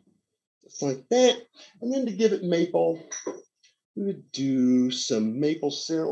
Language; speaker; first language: English; native; English